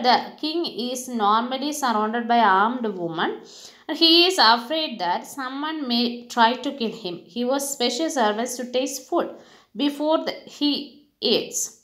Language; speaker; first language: English; non-native, local second language; Malayalam